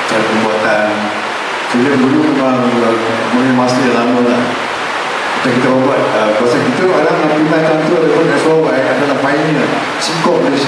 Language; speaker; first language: Malay; native; Malay